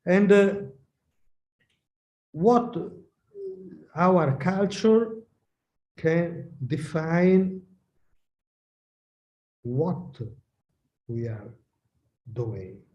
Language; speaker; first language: English; non-native, learner; Italian